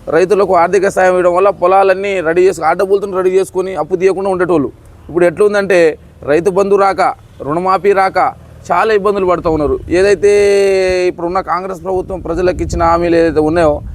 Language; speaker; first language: Telugu; non-native, local second language; Lambadi